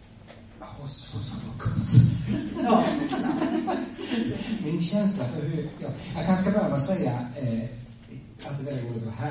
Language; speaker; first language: Swedish; native; Swedish